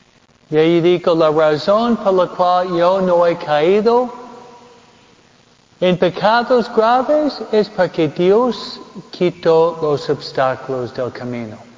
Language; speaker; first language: Spanish; early bilingual, heritage; Spanish